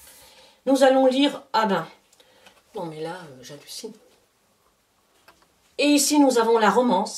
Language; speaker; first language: French; native; French